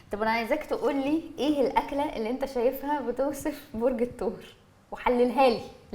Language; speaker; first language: Arabic; native; Arabic